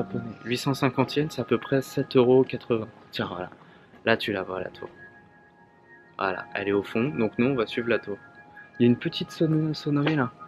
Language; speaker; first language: French; native; French